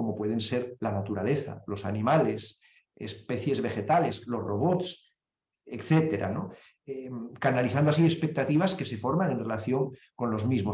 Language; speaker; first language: Spanish; native; Spanish